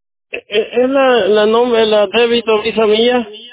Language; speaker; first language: Spanish; native; Spanish